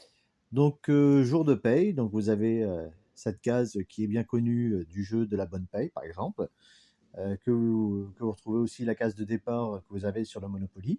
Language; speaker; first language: French; native; French